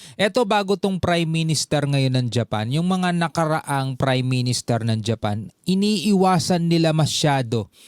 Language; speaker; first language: Filipino; native; Filipino